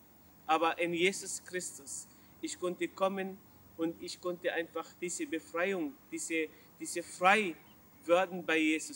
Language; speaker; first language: German; non-native, learner; Arabic